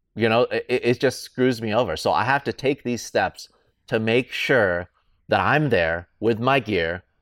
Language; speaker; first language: English; native; English